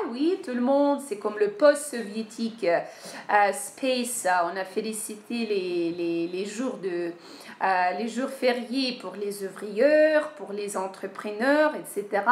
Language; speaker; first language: French; non-native, fluent; Ukrainian